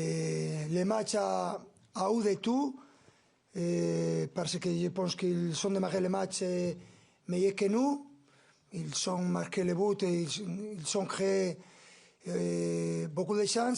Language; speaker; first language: French; non-native, fluent; Spanish